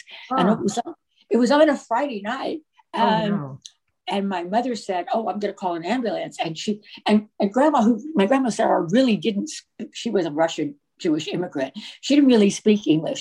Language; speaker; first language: English; native; English